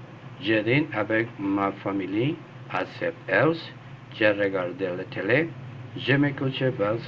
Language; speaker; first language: French; non-native, learner; Spanish